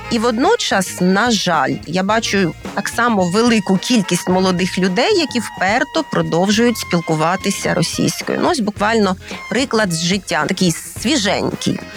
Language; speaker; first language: Ukrainian; native; Ukrainian